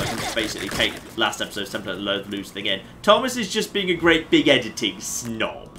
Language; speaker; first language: English; native; English